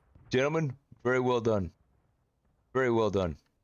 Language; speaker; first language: English; native; English